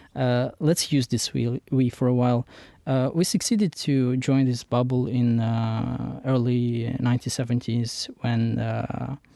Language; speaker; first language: English; non-native, fluent; Persian